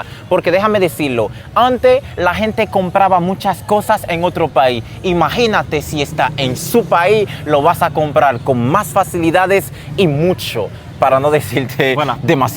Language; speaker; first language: Spanish; non-native, fluent; Haitian Creole